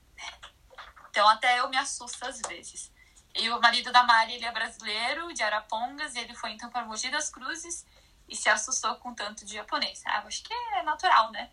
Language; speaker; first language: Portuguese; native; Portuguese